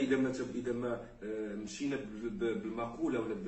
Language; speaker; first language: Arabic; native; Arabic